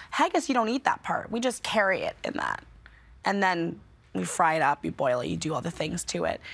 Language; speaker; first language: English; native; English